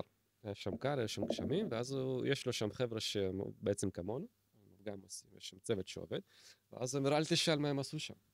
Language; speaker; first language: Hebrew; native; Hebrew